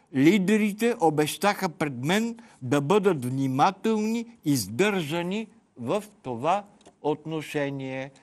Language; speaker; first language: Bulgarian; native; Bulgarian